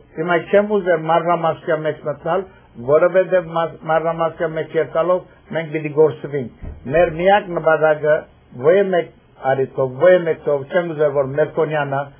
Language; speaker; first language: Armenian; early bilingual, heritage; Armenian